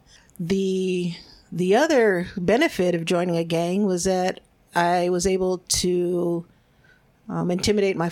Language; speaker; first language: English; early bilingual, other home language; Spanish